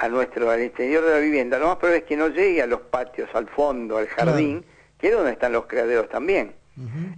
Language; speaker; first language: Spanish; native; Spanish